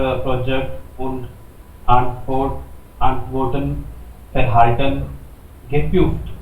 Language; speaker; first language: German; non-native, learner; Hindi